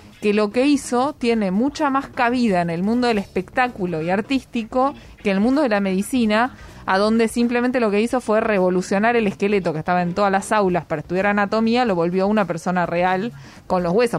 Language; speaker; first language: Spanish; native; Spanish